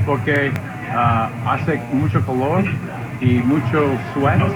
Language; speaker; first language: Spanish; non-native, learner; English